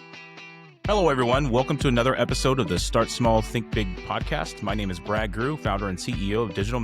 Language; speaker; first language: English; native; English